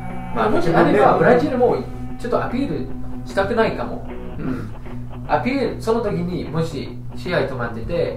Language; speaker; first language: Japanese; non-native, fluent; English